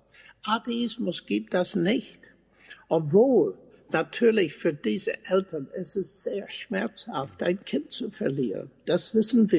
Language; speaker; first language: German; non-native, fluent; English